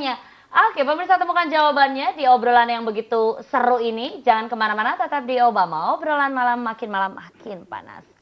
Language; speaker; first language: Indonesian; native; Indonesian